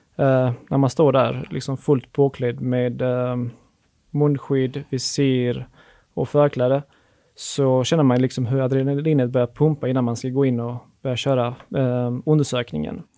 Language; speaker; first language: Swedish; native; Swedish